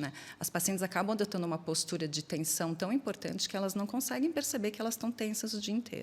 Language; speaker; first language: Portuguese; native; Portuguese